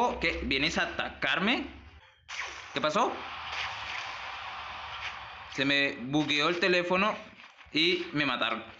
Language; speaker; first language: Spanish; native; Spanish